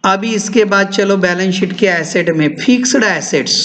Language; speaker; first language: Hindi; non-native, local second language; Marathi